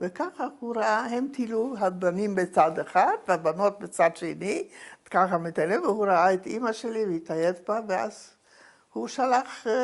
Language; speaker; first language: Hebrew; non-native, fluent; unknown